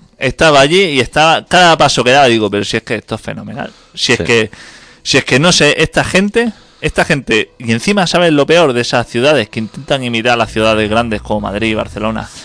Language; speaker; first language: Spanish; non-native, local second language; Catalan